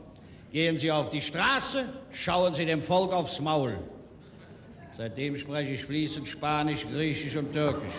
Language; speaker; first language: German; native; German